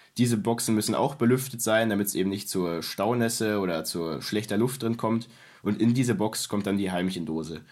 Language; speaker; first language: German; native; German